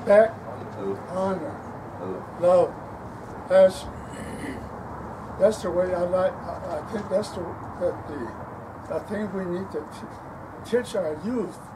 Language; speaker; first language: English; non-native, local second language; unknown